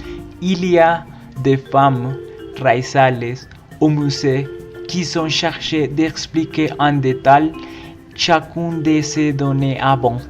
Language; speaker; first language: French; non-native, learner; Spanish